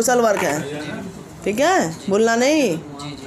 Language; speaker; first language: Hindi; native; Hindi